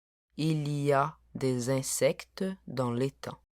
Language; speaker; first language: French; non-native, learner; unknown